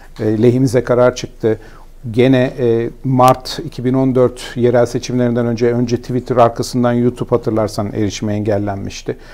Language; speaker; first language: Turkish; native; Turkish